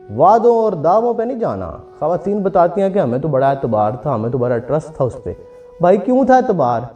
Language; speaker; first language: Urdu; non-native, local second language; Punjabi